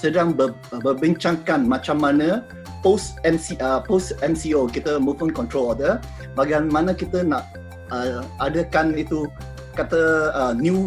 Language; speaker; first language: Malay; non-native, local second language; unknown